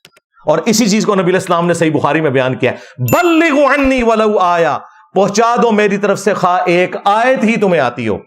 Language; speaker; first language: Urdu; non-native, local second language; Punjabi